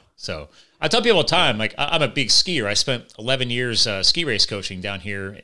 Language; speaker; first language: English; native; English